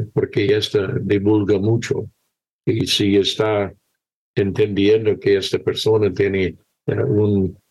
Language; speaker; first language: Spanish; non-native, fluent; English